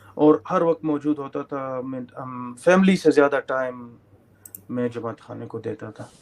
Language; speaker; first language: Urdu; non-native, local second language; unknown